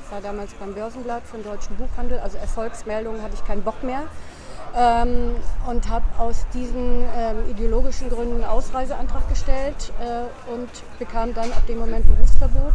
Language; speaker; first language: German; native; German